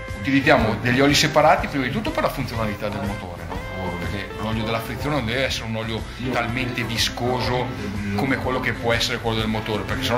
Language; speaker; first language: Italian; native; Italian